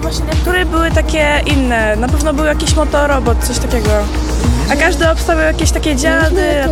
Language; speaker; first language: Polish; native; Polish